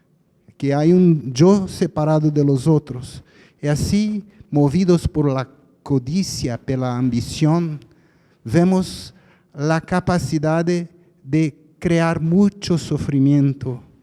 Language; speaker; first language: Spanish; non-native, fluent; Portuguese